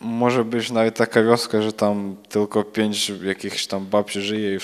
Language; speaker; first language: Polish; non-native, learner; Russian